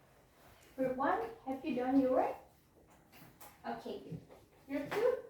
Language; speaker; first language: English; non-native, learner; Indonesian